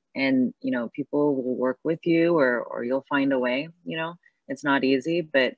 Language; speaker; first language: English; early bilingual, other home language; Chinese